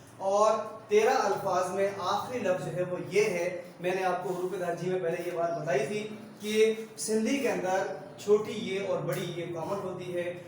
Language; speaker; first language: Urdu; native; Urdu